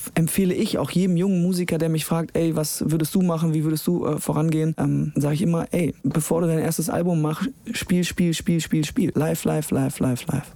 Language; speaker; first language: German; native; German